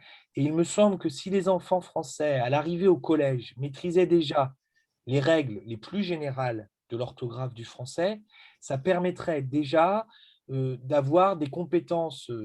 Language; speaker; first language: French; native; French